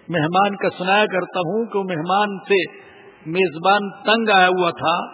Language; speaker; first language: Urdu; non-native, local second language; Punjabi